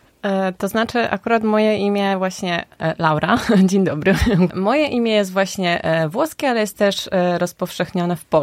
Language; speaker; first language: Polish; early bilingual, heritage; Polish